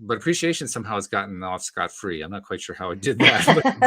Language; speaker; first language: English; native; English